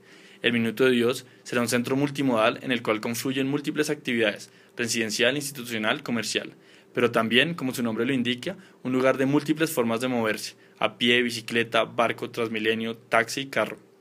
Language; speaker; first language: Spanish; native; Spanish